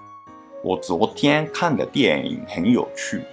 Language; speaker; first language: Chinese; non-native, fluent; Japanese